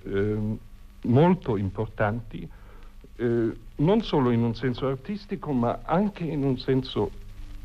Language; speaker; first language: Italian; non-native, fluent; German